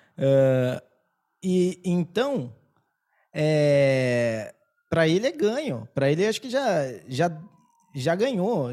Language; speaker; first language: Portuguese; native; Portuguese